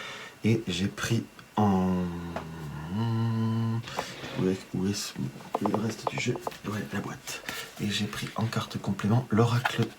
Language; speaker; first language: French; native; French